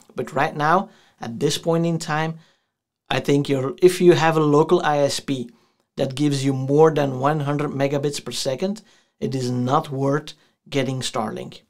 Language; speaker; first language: English; non-native, fluent; Dutch